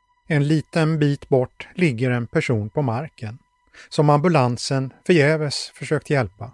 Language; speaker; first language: Swedish; native; Swedish